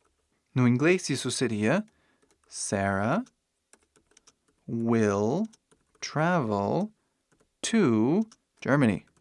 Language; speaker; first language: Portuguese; non-native, fluent; English